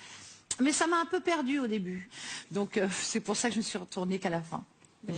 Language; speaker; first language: French; native; French